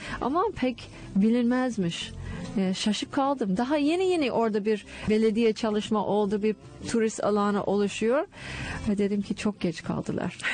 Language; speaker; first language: Turkish; non-native, fluent; English